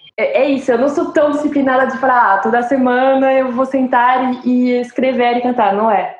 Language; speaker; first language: Portuguese; non-native, fluent; French